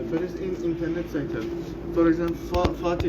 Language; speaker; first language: English; non-native, learner; Turkish